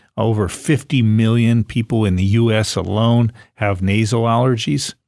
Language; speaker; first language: English; native; English